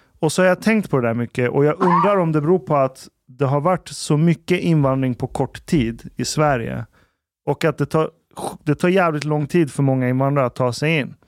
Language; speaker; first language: Swedish; early bilingual, other home language; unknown